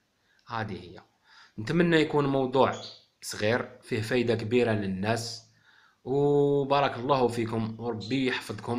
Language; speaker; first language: Arabic; native; Arabic